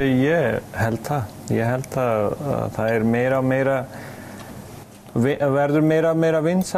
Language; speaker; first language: Icelandic; non-native, fluent; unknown